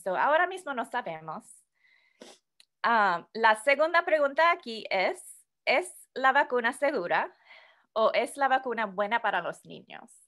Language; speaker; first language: Spanish; non-native, fluent; English